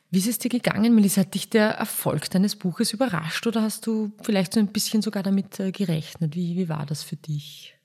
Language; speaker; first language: German; native; German